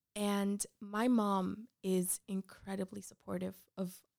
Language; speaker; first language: English; early bilingual, other home language; Spanish